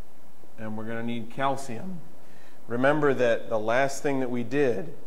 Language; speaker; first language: English; native; English